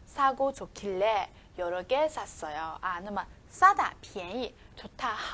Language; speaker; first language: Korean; non-native, fluent; Chinese